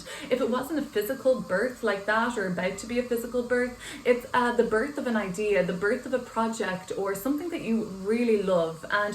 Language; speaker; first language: English; native; English